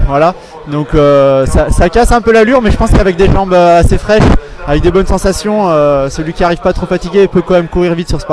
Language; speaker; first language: French; native; French